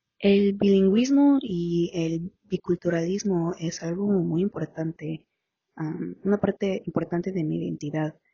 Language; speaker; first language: Spanish; early bilingual, heritage; Spanish